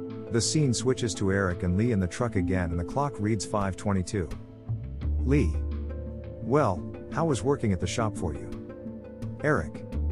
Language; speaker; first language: English; early bilingual, other home language; Spanish